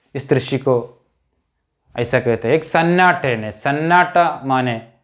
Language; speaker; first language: Hindi; non-native, local second language; Malayalam